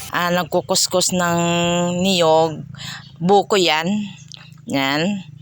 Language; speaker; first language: Filipino; native; Filipino